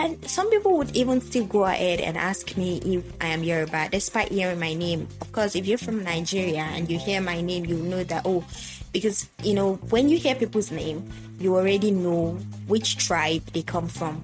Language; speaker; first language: English; non-native, local second language; Yoruba